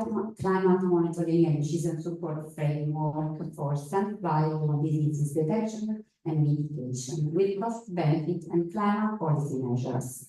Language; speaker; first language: English; non-native, fluent; Italian